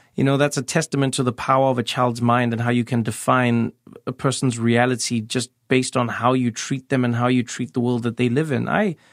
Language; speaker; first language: English; native; English